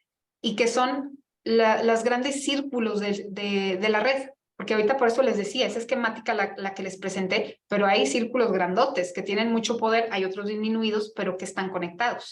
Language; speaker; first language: Spanish; native; Spanish